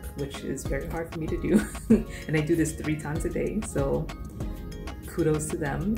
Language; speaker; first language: English; native; English